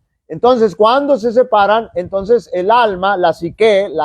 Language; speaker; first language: Spanish; native; Spanish